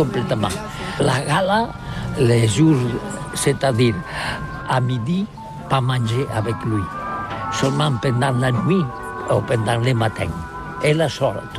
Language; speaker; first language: French; non-native, learner; Catalan